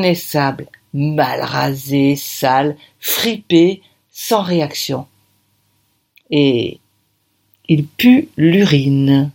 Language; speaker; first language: French; native; French